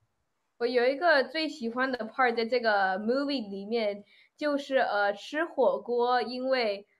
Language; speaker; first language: Chinese; early bilingual, other home language; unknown